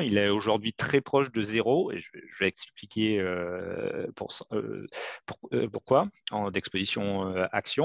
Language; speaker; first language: French; native; French